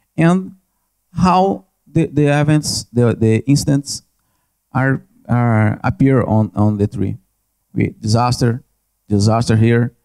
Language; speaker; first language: English; non-native, learner; Portuguese